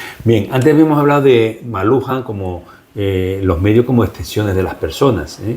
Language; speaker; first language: Spanish; native; Spanish